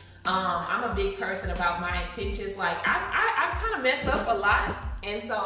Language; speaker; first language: English; native; English